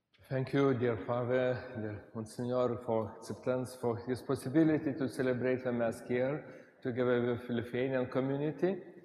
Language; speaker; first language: English; non-native, fluent; Lithuanian